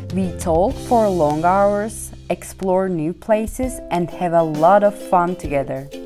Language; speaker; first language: English; non-native, fluent; Turkish